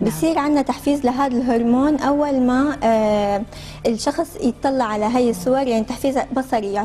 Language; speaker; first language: Arabic; native; Arabic